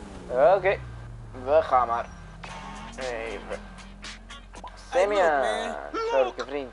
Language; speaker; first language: Dutch; early bilingual, other home language; Bosnian